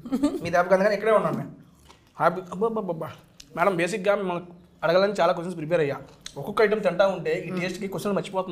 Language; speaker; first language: Telugu; native; Telugu